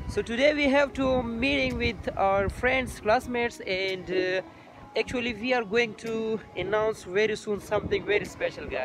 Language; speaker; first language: English; non-native, local second language; Urdu